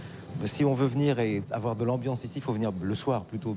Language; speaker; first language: French; native; French